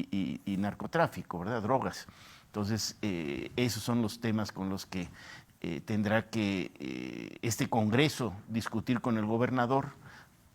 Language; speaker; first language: Spanish; native; Spanish